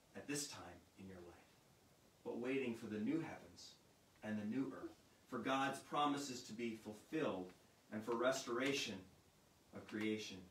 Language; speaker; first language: English; native; English